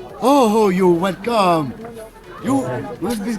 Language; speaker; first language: English; non-native, learner; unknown